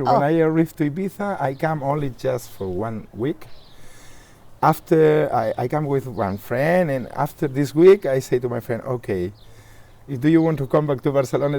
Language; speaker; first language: English; non-native, learner; Spanish